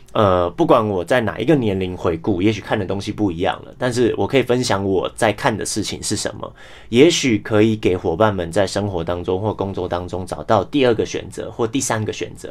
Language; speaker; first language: Chinese; non-native, local second language; English